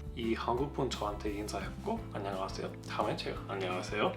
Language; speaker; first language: Korean; non-native, fluent; English